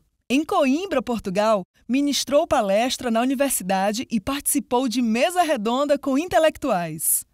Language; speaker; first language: Portuguese; native; Portuguese